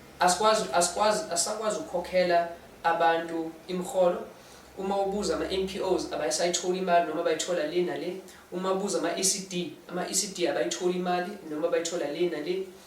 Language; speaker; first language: Zulu; non-native, local second language; English